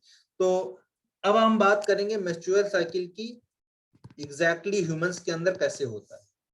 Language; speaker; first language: Hindi; native; Hindi